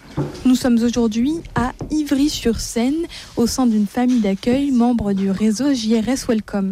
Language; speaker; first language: French; native; French